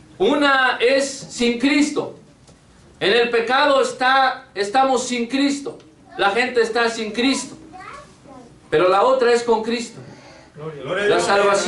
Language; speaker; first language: Spanish; native; Spanish